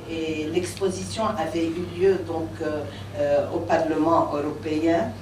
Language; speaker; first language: French; non-native, local second language; Arabic